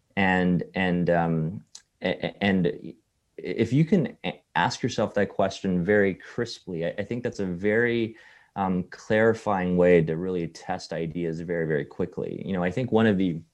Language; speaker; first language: English; early bilingual, other home language; Chinese